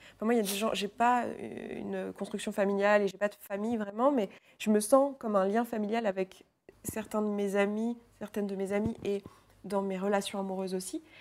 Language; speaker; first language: French; native; French